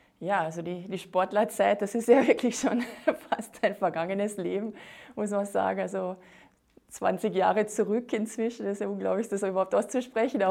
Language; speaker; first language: German; native; German